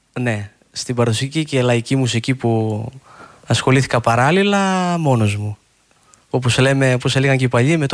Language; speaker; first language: Greek; native; Greek